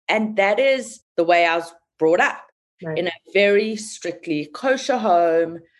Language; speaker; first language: English; native; English